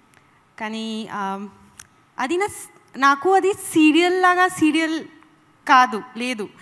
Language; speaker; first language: Telugu; non-native, learner; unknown